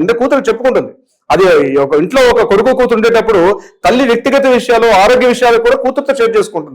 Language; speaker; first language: Telugu; native; Telugu